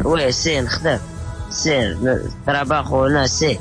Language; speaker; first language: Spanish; non-native, learner; Arabic